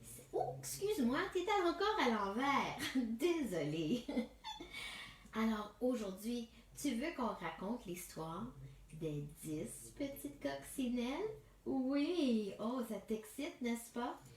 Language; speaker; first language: French; native; French